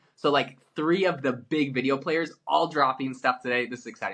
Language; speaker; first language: English; native; English